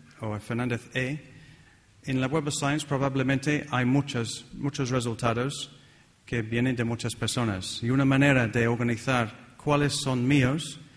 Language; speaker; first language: Spanish; non-native, fluent; English